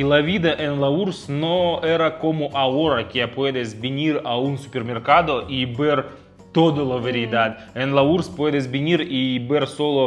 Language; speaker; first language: Spanish; non-native, fluent; Russian